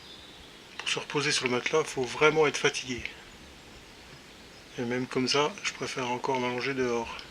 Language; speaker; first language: French; native; French